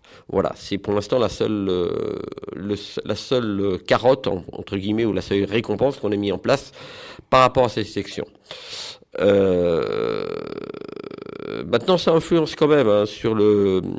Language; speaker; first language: French; native; French